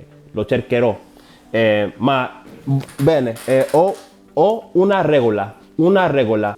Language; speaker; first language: Italian; non-native, learner; Spanish